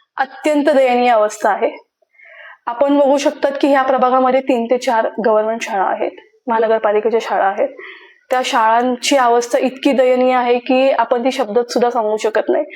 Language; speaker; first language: Marathi; native; Marathi